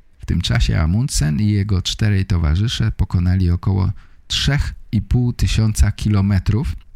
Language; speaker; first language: Polish; native; Polish